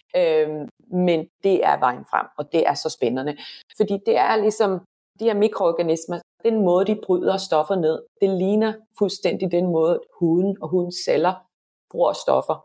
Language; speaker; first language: Danish; non-native, fluent; Finnish